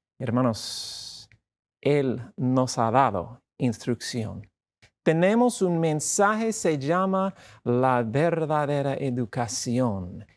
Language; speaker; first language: Spanish; non-native, fluent; English